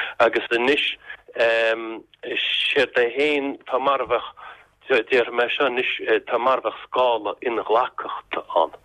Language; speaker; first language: Irish; non-native, local second language; English